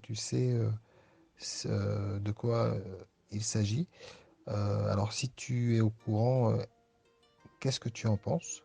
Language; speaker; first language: French; native; French